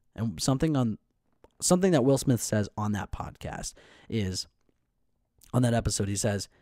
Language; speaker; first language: English; native; English